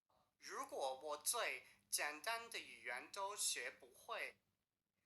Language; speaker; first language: Chinese; non-native, learner; English